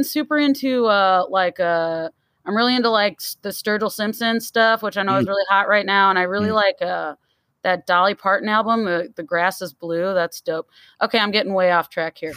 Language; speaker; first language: English; native; English